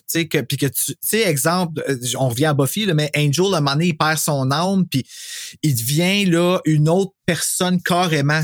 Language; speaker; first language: French; native; French